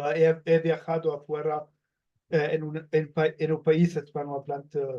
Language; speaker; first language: Spanish; non-native, learner; German